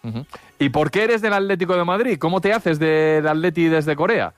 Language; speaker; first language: Spanish; native; Spanish